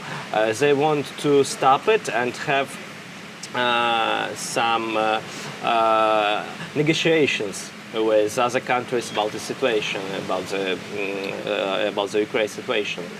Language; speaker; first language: English; non-native, fluent; Russian